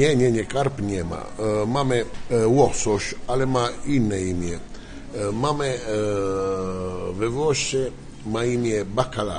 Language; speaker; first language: Polish; non-native, learner; Italian